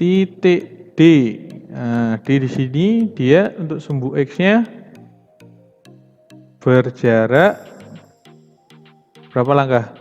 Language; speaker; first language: Indonesian; native; Indonesian